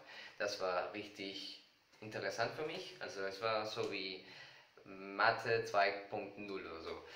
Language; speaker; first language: German; non-native, learner; Spanish